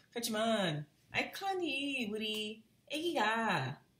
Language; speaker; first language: Korean; non-native, learner; English